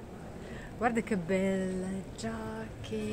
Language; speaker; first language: Italian; non-native, learner; Russian